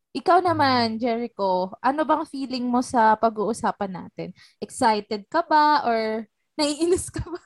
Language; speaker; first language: Filipino; native; Filipino